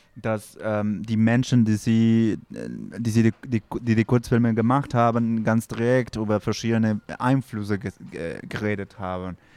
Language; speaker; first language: German; non-native, fluent; Spanish